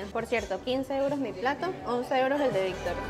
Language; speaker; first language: Spanish; native; Spanish